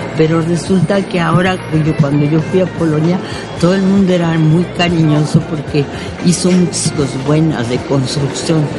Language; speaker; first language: Spanish; early bilingual, other home language; French